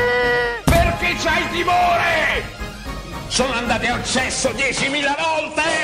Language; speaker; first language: Italian; native; Italian